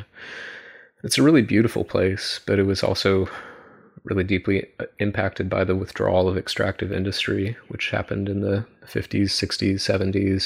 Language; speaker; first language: English; native; English